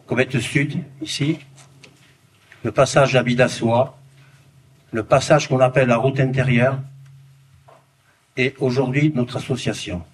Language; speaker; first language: French; native; French